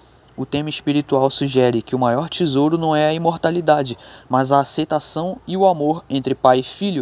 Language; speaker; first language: Portuguese; native; Portuguese